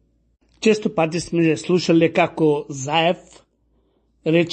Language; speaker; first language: Macedonian; native; Macedonian